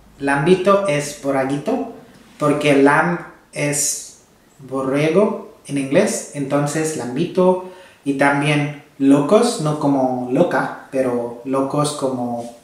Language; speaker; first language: Spanish; non-native, learner; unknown